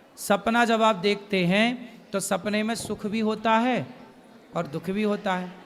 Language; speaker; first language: Hindi; native; Hindi